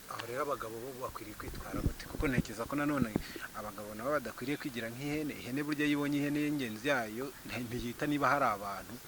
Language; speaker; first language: Kinyarwanda; native; Kinyarwanda